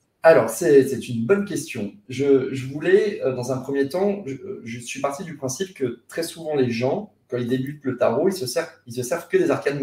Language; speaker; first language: French; native; French